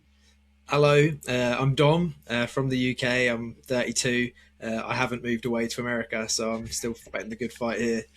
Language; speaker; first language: English; native; English